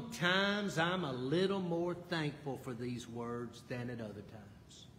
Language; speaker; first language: English; native; English